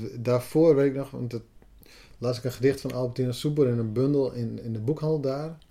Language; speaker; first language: Dutch; non-native, local second language; Western Frisian